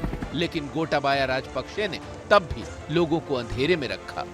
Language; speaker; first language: Hindi; native; Hindi